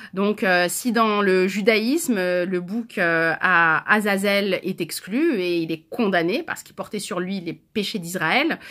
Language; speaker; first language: French; native; French